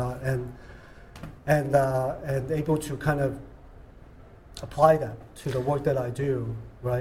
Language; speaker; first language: English; non-native, local second language; Cantonese